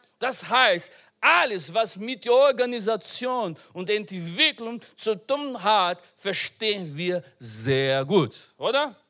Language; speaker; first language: German; non-native, learner; Portuguese